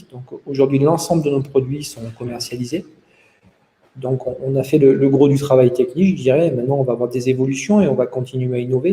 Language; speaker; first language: French; native; French